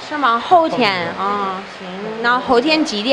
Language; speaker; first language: Chinese; non-native, learner; English